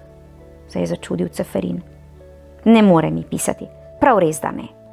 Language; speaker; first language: Slovenian; native; Slovenian